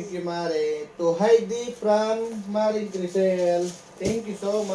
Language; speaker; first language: English; non-native, local second language; Filipino